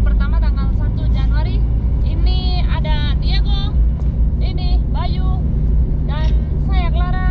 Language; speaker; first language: Indonesian; non-native, fluent; Spanish